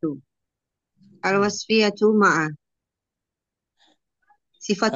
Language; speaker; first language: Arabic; non-native, learner; Indonesian